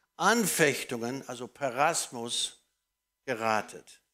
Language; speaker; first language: German; non-native, fluent; English